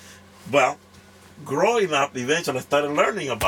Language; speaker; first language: English; non-native, fluent; Spanish